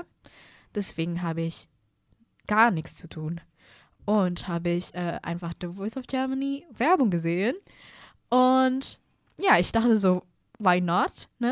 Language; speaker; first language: German; non-native, fluent; Indonesian